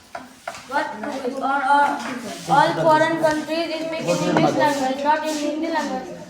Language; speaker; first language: English; non-native, learner; Hindi